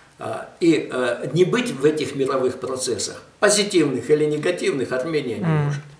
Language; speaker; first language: Russian; non-native, local second language; Armenian